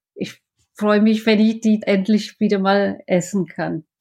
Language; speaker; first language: German; non-native, fluent; English